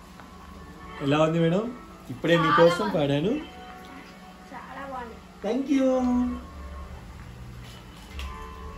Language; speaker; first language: Telugu; native; Telugu